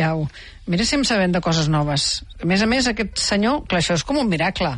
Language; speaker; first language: Catalan; native; Catalan